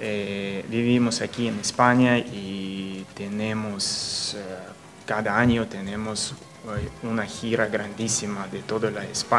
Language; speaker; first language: Spanish; non-native, learner; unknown